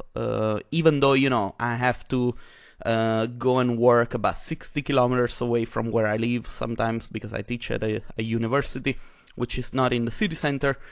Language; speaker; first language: English; non-native, fluent; Italian